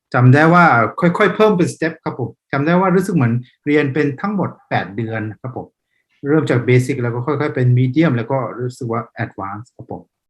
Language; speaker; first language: Thai; non-native, fluent; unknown